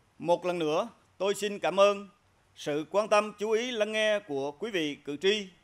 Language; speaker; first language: Vietnamese; non-native, local second language; Eastern Cham